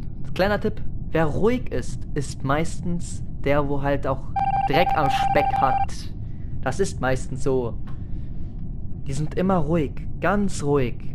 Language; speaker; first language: German; native; German